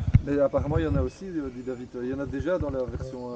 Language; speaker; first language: French; native; French